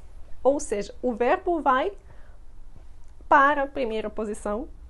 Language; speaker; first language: Portuguese; non-native, fluent; Russian